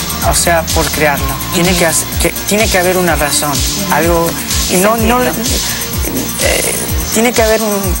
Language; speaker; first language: Spanish; early bilingual, heritage; Spanish